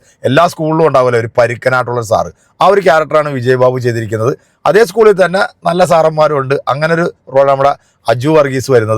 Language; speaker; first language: Malayalam; native; Malayalam